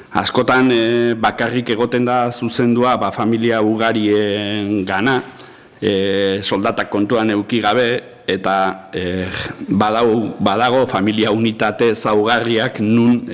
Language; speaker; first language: Basque; native; Basque